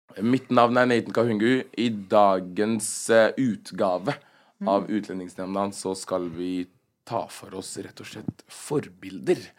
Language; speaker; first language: Norwegian; early bilingual, other home language; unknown